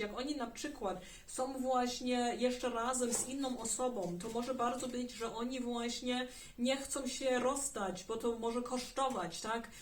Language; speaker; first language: Polish; early bilingual, heritage; German